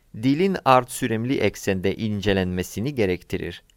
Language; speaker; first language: Turkish; non-native, fluent; Ukrainian